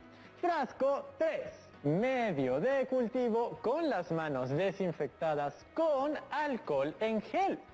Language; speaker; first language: Spanish; native; Spanish